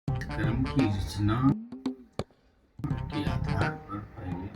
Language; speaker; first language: Hindi; native; Hindi